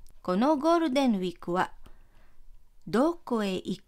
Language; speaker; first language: Japanese; non-native, fluent; Filipino